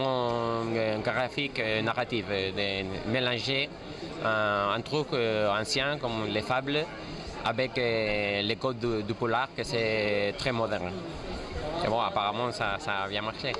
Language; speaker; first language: French; non-native, fluent; Spanish